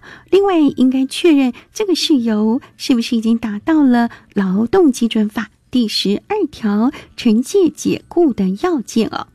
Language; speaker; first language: Chinese; native; Chinese